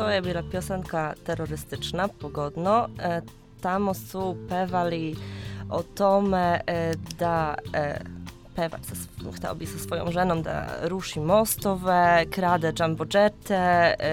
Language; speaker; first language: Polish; non-native, learner; Serbian